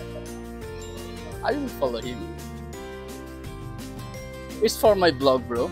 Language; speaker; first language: English; non-native, learner; Bangla